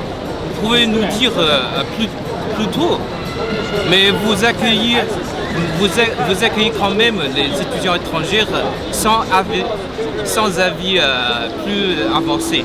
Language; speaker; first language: French; non-native, fluent; Chinese